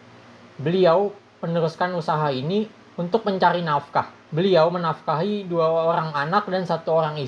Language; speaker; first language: Indonesian; native; Indonesian